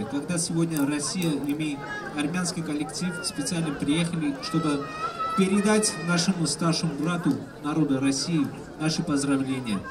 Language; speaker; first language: Russian; non-native, fluent; Armenian